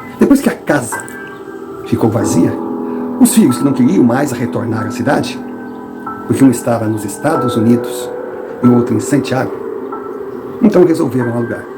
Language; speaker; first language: Portuguese; non-native, fluent; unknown